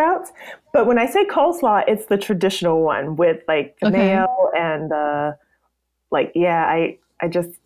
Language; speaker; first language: English; native; English